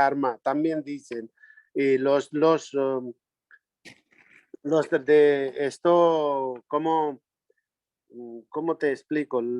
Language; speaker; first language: Spanish; non-native, learner; Nepali